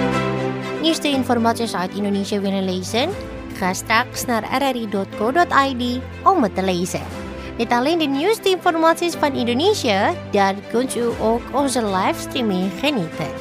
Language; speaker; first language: Dutch; non-native, fluent; Indonesian